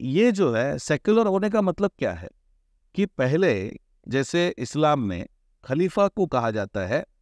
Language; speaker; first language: Hindi; non-native, local second language; Marathi